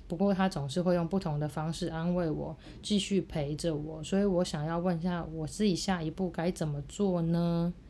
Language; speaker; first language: Chinese; native; Chinese